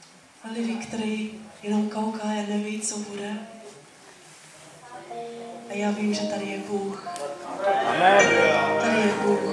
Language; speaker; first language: Czech; non-native, learner; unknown